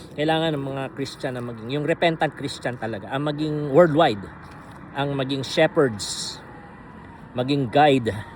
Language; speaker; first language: Filipino; native; Filipino